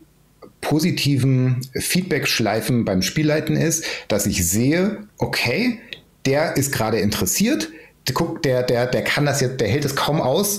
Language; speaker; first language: German; native; German